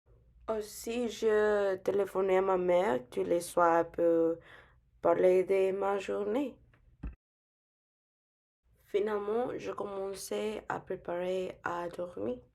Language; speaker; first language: French; non-native, learner; English